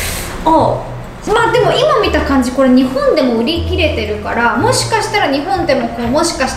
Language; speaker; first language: Japanese; native; Japanese